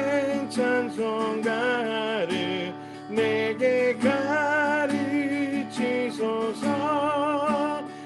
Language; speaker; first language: Korean; native; Korean